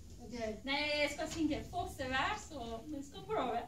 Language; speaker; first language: Norwegian; non-native, learner; Persian